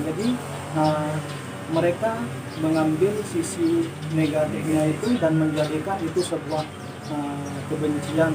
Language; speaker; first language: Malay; non-native, local second language; Madurese